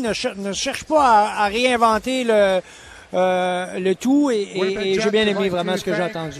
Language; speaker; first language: French; native; French